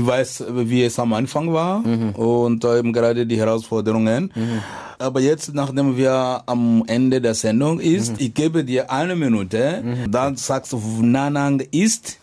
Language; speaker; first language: German; non-native, fluent; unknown